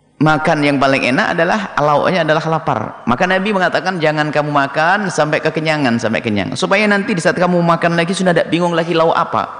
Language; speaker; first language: Indonesian; non-native, local second language; Javanese